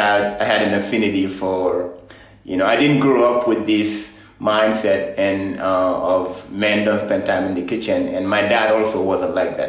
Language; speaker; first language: English; non-native, fluent; Fula